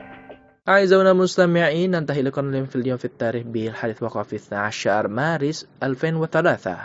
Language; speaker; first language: Arabic; non-native, learner; Indonesian